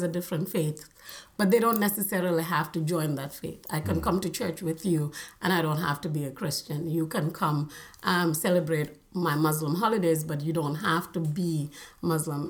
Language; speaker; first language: English; non-native, local second language; Wolof